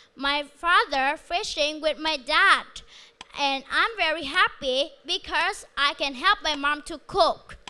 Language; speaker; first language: English; non-native, learner; Vietnamese